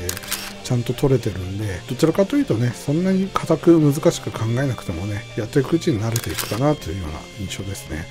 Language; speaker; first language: Japanese; native; Japanese